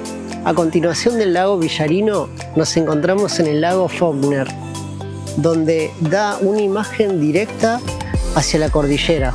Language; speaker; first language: Spanish; native; Spanish